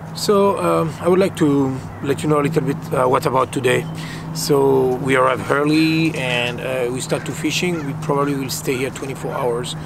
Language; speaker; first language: English; non-native, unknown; French